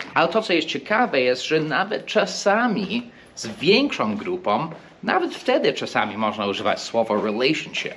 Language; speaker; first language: Polish; non-native, fluent; English